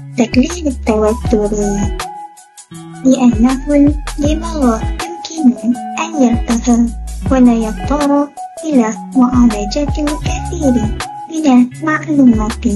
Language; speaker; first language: Arabic; non-native, learner; Malay